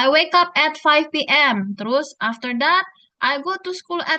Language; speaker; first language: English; non-native, fluent; Indonesian